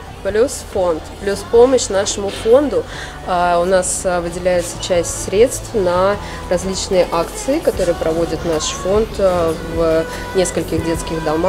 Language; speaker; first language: Russian; native; Russian